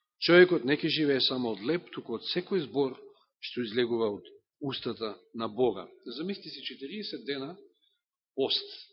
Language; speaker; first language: Macedonian; native; Macedonian